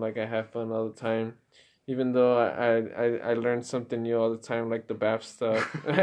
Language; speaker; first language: English; early bilingual, other home language; Spanish